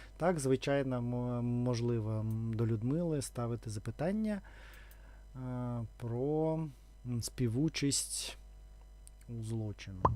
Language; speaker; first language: Ukrainian; non-native, local second language; Russian